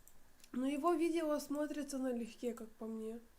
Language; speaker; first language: Russian; native; Russian